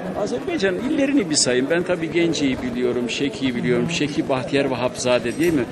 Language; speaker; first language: Turkish; native; Turkish